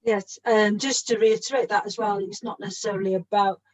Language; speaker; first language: English; non-native, local second language; Welsh